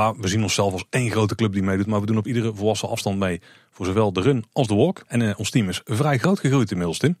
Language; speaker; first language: Dutch; native; Dutch